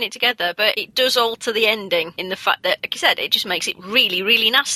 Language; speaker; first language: English; native; English